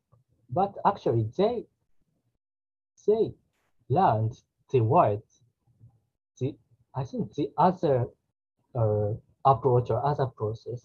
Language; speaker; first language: English; non-native, learner; Japanese